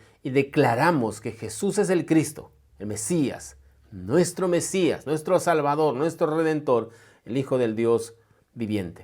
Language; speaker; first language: Spanish; native; Spanish